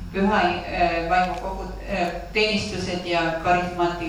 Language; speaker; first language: Finnish; non-native, learner; Estonian